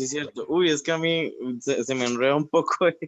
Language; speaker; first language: Spanish; native; Spanish